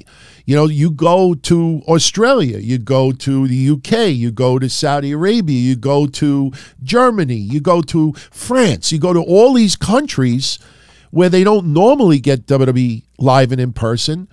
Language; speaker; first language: English; native; English